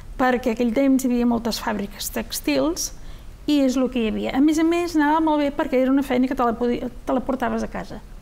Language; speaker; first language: Catalan; native; Catalan